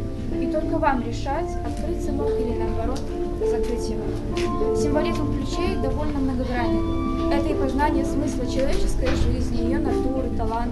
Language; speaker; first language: Russian; native; Russian